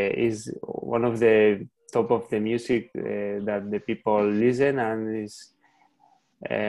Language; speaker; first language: English; non-native, learner; Spanish